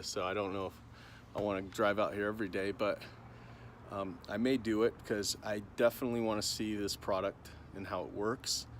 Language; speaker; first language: English; native; English